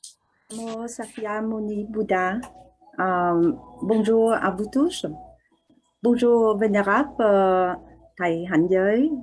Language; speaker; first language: French; non-native, learner; Vietnamese